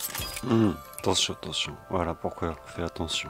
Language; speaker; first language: French; native; French